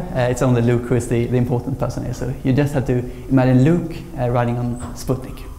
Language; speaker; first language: English; non-native, fluent; Swedish